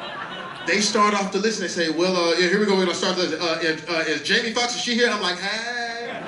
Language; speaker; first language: English; native; English